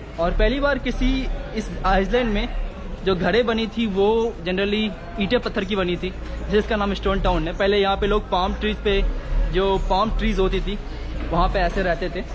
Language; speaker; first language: Hindi; native; Hindi